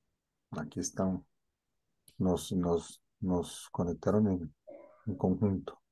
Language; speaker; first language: Spanish; native; Spanish